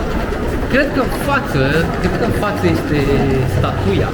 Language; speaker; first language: Romanian; native; Romanian